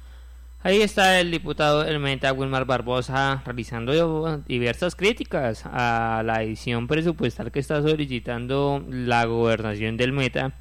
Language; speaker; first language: Spanish; native; Spanish